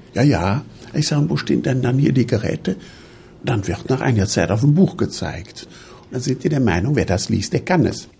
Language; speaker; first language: German; native; German